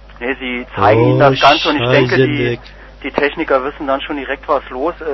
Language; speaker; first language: German; native; German